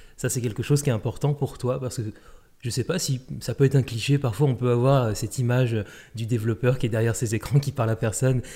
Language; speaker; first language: French; native; French